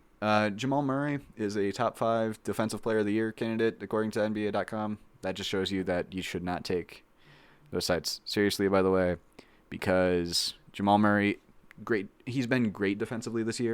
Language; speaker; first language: English; native; English